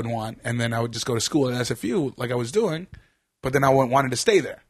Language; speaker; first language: English; native; English